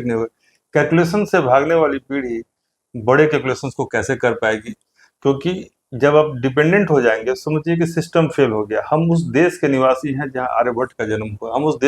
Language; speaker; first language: Hindi; native; Hindi